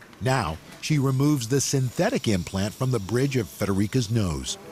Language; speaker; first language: English; native; English